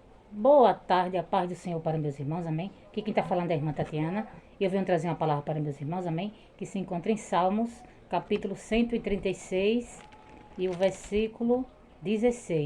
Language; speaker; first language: Portuguese; native; Portuguese